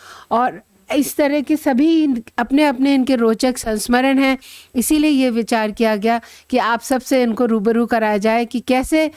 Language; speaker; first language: Hindi; native; Hindi